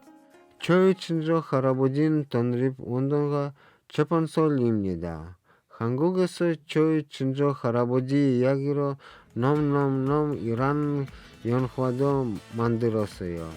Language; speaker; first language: Korean; non-native, learner; Russian